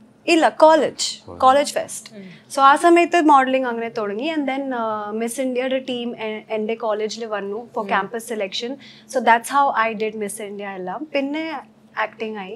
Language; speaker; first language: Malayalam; early bilingual, heritage; Malayalam